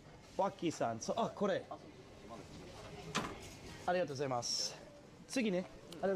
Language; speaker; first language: Japanese; non-native, learner; English